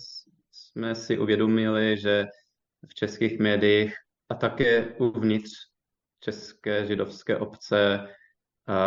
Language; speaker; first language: Czech; non-native, fluent; English